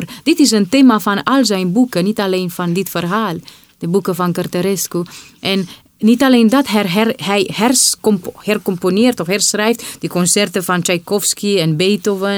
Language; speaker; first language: Dutch; non-native, fluent; Romanian